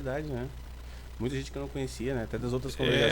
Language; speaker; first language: Portuguese; native; Portuguese